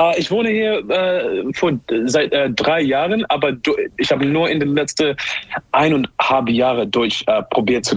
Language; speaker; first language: German; non-native, learner; English